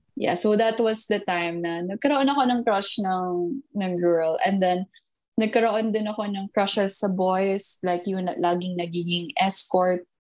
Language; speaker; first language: Filipino; early bilingual, heritage; Filipino